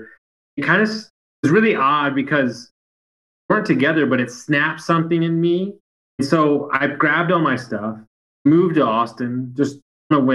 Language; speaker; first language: English; native; English